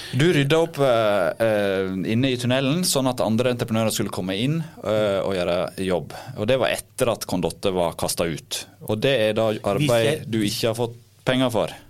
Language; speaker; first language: Norwegian; native; Norwegian